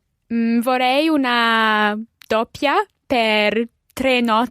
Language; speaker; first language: Italian; non-native, learner; English